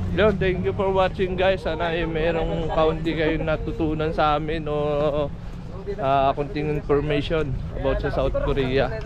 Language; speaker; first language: Filipino; native; Filipino